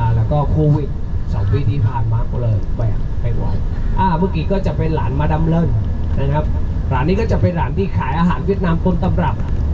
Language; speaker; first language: Thai; non-native, fluent; Vietnamese